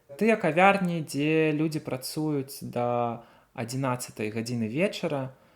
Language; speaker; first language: Belarusian; native; Belarusian